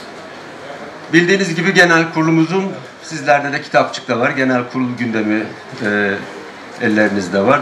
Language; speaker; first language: Turkish; native; Turkish